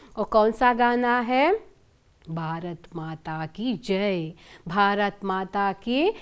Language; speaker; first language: Hindi; non-native, local second language; Kannada